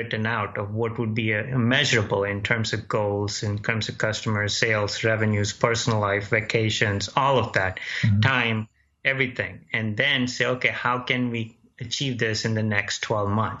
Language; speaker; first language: English; non-native, local second language; Gujarati